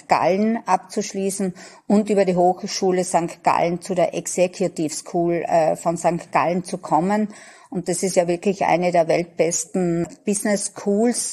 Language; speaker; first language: German; native; German